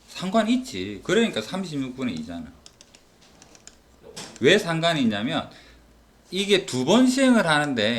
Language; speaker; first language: Korean; native; Korean